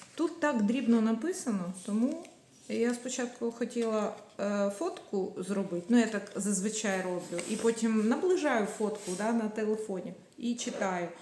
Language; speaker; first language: Ukrainian; native; Ukrainian